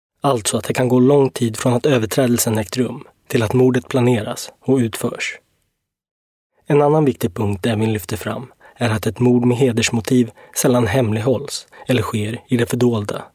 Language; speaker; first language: Swedish; native; Swedish